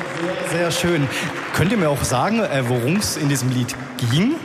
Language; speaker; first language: German; native; German